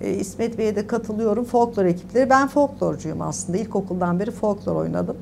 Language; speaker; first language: Turkish; native; Turkish